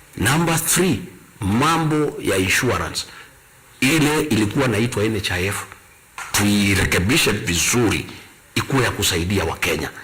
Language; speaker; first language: Swahili; non-native, local second language; Kikuyu